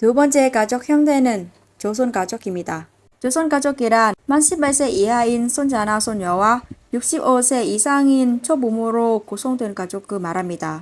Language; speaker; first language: Korean; non-native, fluent; Vietnamese